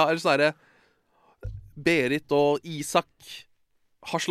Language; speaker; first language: Norwegian; native; Norwegian